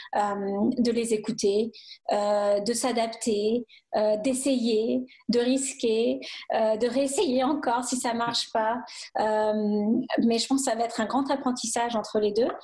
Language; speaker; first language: French; native; French